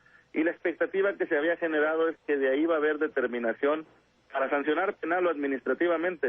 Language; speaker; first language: Spanish; native; Spanish